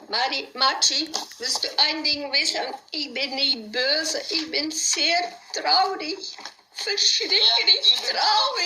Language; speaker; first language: German; non-native, learner; Dutch